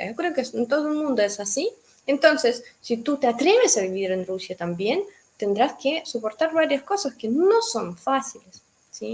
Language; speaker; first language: Spanish; non-native, fluent; Russian